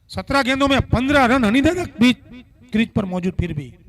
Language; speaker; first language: Hindi; non-native, local second language; Gujarati